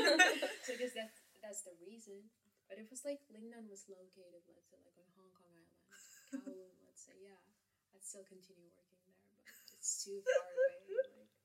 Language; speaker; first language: English; non-native, fluent; Kazakh